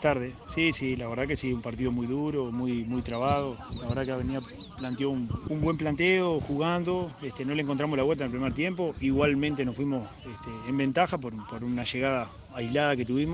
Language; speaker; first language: Spanish; native; Spanish